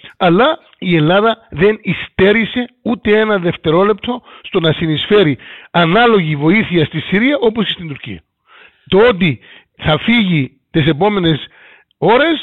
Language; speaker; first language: Greek; native; Greek